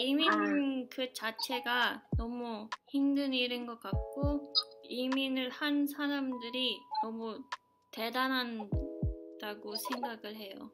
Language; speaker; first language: Korean; early bilingual, heritage; English